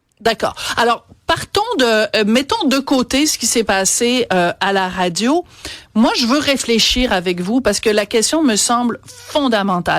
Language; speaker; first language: French; native; French